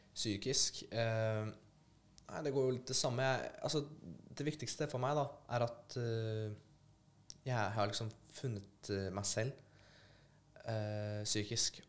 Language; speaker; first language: Norwegian; early bilingual, other home language; Polish